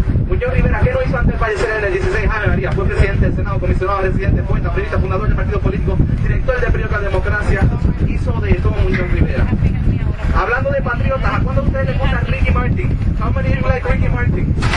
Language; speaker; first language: Spanish; native; Spanish